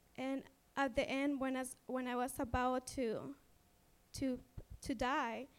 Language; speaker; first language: English; non-native, fluent; Spanish